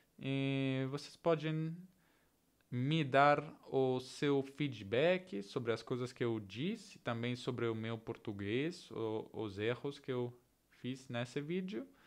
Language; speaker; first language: Portuguese; non-native, learner; Italian